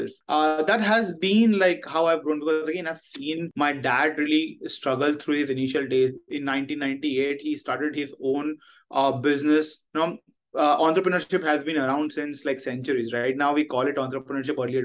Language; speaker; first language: English; non-native, local second language; Hindi